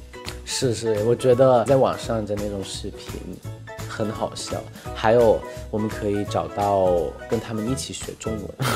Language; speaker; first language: Chinese; non-native, fluent; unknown